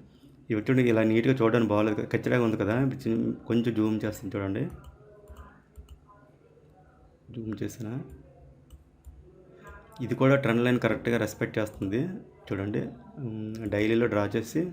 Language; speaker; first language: Telugu; native; Telugu